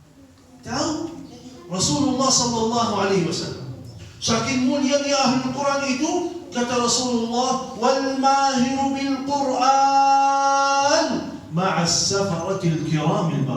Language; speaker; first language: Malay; non-native, fluent; Arabic